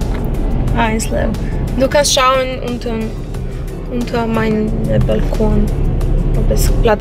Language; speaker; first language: German; non-native, fluent; Bosnian